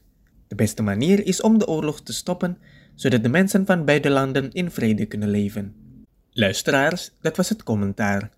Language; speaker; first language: Dutch; non-native, fluent; Indonesian